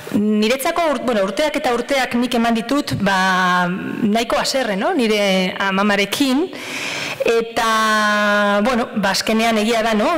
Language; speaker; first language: Basque; non-native, local second language; Spanish